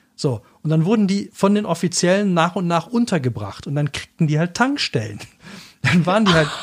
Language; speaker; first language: German; native; German